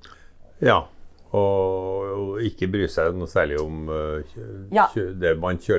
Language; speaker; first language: Norwegian; native; Norwegian